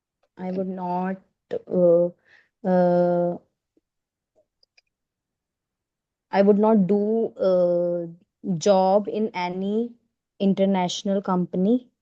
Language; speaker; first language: English; non-native, learner; Hindi